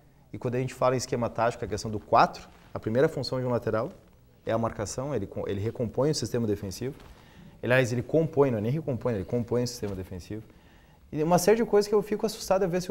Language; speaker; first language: Portuguese; native; Portuguese